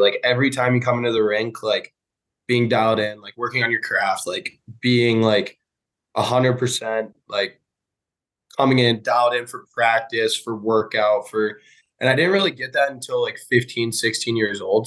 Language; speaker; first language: English; native; English